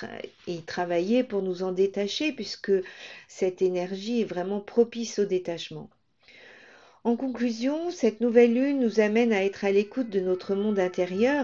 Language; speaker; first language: French; native; French